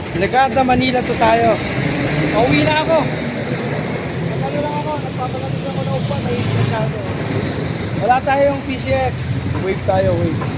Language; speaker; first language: Filipino; native; Filipino